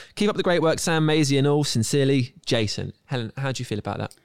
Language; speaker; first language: English; native; English